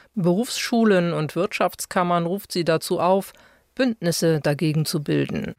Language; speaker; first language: German; native; German